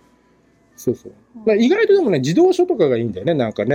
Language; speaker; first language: Japanese; native; Japanese